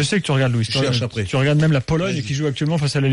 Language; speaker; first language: French; native; French